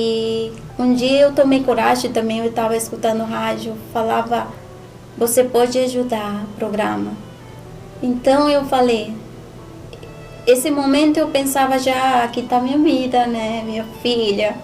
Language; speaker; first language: Portuguese; non-native, learner; Spanish